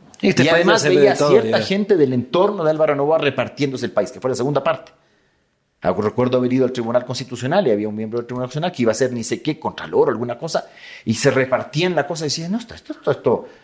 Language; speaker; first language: Spanish; native; Spanish